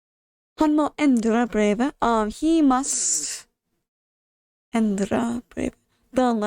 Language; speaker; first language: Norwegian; non-native, learner; English